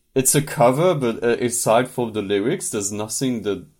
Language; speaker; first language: English; non-native, fluent; French